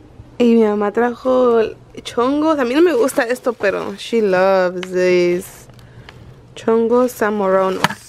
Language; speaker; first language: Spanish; early bilingual, heritage; Spanish